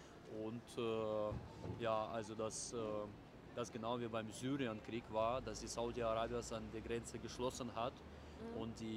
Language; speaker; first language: German; non-native, learner; Russian